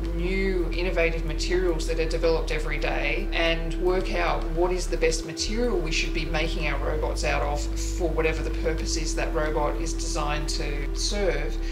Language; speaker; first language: English; native; English